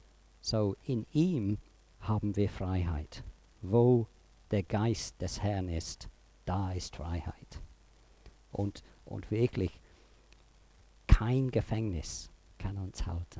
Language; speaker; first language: German; non-native, fluent; English